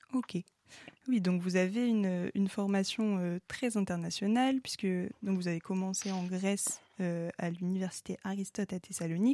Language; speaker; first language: French; native; French